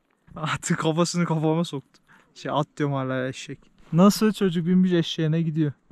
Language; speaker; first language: Turkish; native; Turkish